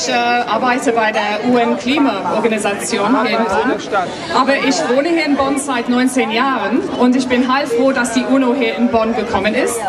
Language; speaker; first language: German; non-native, fluent; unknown